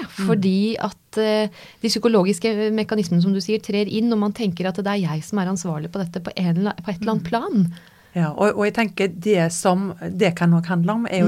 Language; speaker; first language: Norwegian; native; Norwegian